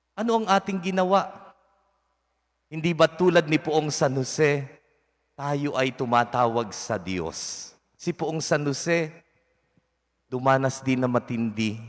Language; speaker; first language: Filipino; native; Filipino